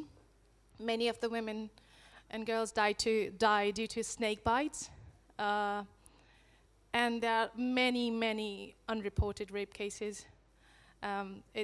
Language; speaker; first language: English; non-native, local second language; Nepali